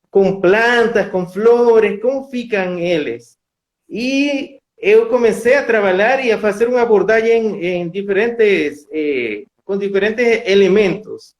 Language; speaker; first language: Portuguese; non-native, fluent; Spanish